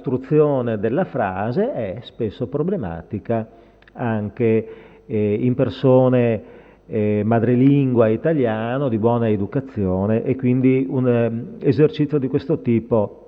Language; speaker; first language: Italian; native; Italian